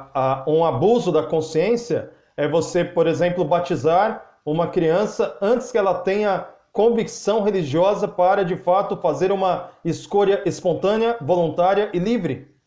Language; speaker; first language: Portuguese; native; Portuguese